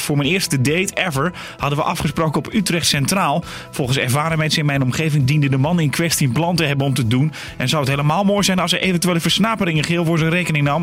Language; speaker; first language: Dutch; native; Dutch